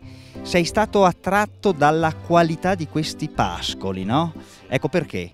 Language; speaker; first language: Italian; native; Italian